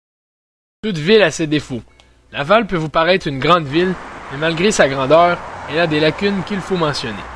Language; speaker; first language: French; native; French